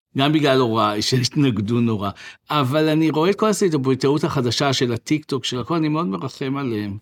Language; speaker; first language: Hebrew; native; Hebrew